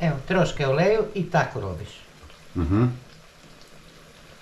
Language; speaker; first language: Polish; non-native, learner; Croatian